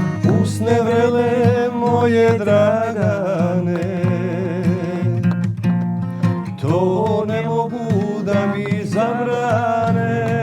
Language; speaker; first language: Bosnian; native; Bosnian